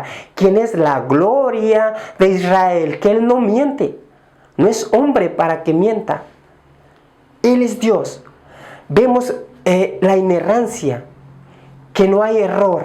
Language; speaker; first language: Spanish; native; Spanish